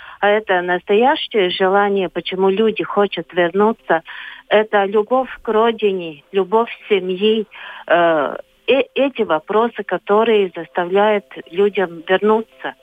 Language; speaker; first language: Russian; non-native, local second language; Latvian